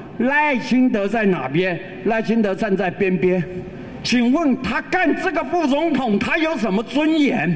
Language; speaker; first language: Chinese; native; Chinese